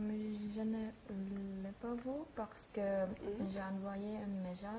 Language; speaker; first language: French; non-native, learner; Finnish